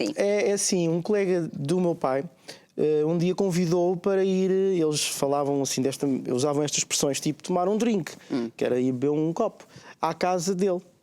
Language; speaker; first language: Portuguese; native; Portuguese